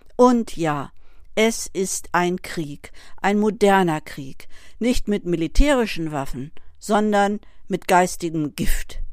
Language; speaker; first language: German; native; German